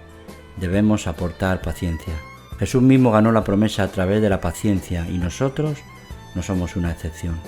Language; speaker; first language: Spanish; native; Spanish